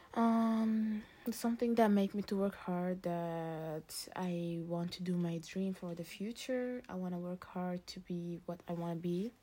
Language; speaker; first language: English; early bilingual, other home language; Arabic